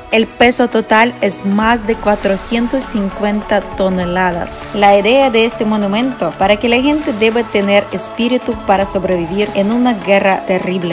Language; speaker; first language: Spanish; non-native, fluent; Ukrainian